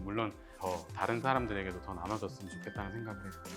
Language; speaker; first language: Korean; native; Korean